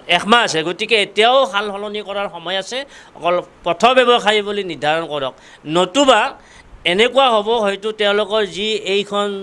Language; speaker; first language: Assamese; native; Assamese